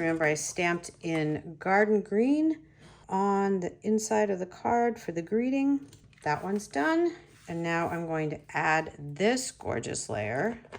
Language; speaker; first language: English; native; English